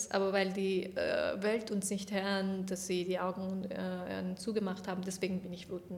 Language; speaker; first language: German; non-native, fluent; Persian